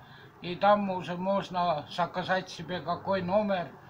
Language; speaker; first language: Polish; non-native, learner; Russian